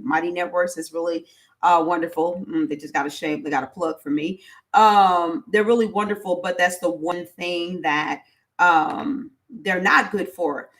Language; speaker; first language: English; native; English